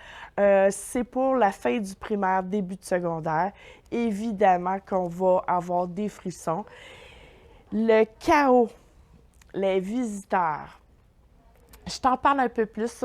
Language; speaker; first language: French; native; French